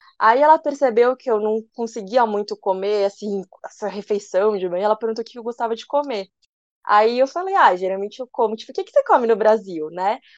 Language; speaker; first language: Portuguese; early bilingual, other home language; Korean